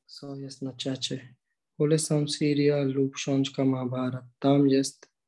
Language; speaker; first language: Polish; non-native, learner; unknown